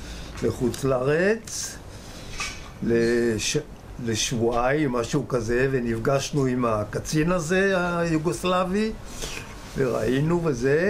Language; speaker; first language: Hebrew; early bilingual, other home language; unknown